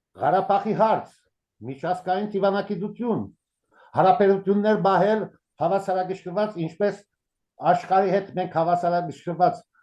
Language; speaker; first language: Armenian; early bilingual, heritage; Armenian